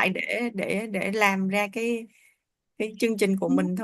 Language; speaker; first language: Vietnamese; native; Vietnamese